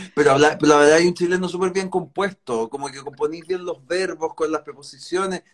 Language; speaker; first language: Spanish; native; Spanish